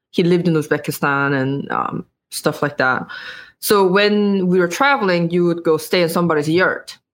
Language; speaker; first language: English; non-native, fluent; Korean